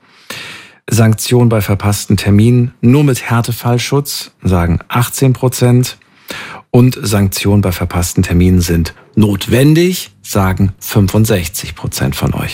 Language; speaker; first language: German; native; German